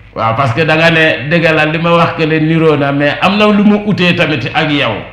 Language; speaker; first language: Wolof; non-native, local second language; Jola-Fonyi